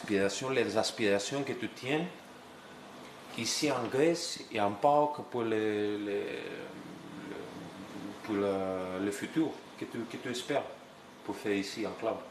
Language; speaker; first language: French; non-native, learner; Greek